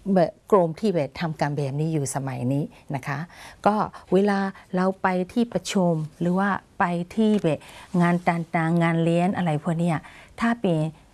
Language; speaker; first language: Thai; non-native, fluent; Burmese